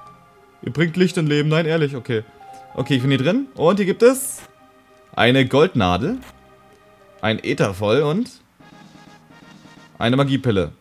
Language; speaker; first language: German; native; German